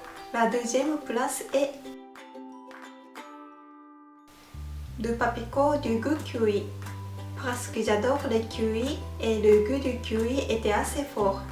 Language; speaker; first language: French; non-native, fluent; Japanese